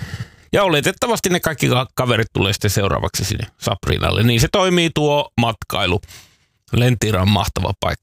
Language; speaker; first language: Finnish; native; Finnish